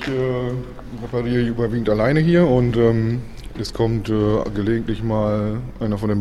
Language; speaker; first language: German; native; German